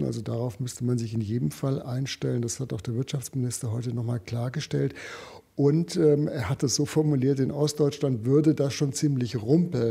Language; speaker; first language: German; native; German